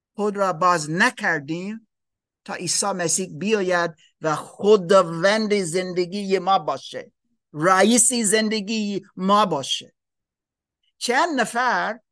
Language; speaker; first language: Persian; non-native, fluent; English